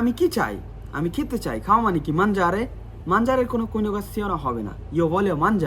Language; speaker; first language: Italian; non-native, fluent; Bangla